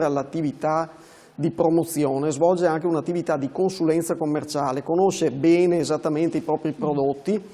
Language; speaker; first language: Italian; native; Italian